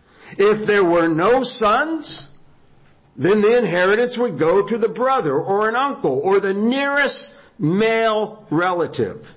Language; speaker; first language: English; native; English